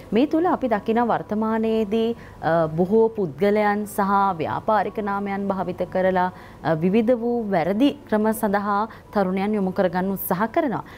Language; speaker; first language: Sinhala; native; Sinhala